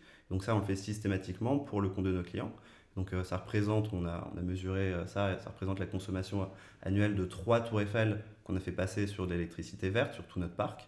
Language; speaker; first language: French; native; French